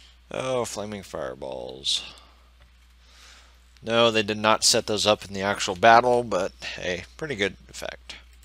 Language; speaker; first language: English; native; English